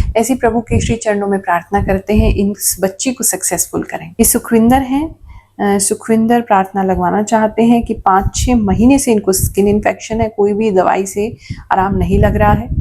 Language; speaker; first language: Hindi; native; Hindi